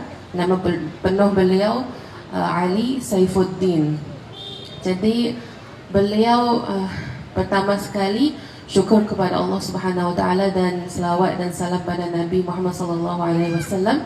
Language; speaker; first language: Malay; non-native, fluent; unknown